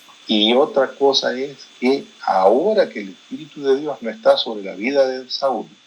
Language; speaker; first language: Spanish; native; Spanish